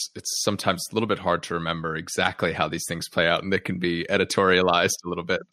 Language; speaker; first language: English; native; English